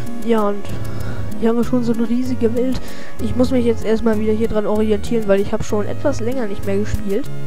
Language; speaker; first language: German; native; German